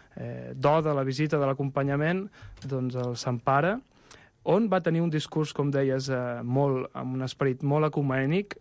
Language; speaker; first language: Catalan; native; Catalan